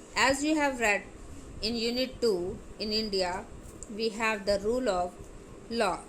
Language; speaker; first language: English; non-native, local second language; Hindi